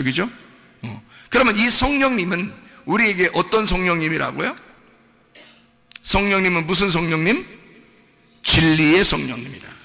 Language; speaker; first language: Korean; native; Korean